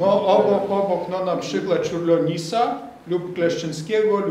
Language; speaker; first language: Polish; non-native, fluent; Lithuanian